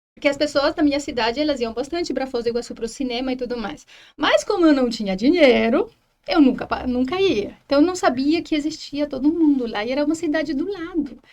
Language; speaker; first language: Portuguese; non-native, fluent; Spanish